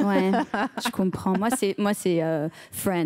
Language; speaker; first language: French; early bilingual, heritage; French